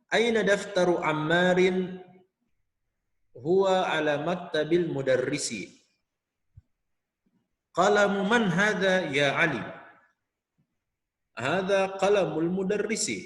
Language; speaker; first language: Arabic; non-native, fluent; Indonesian